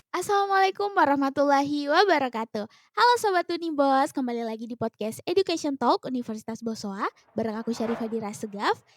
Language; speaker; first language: Indonesian; native; Indonesian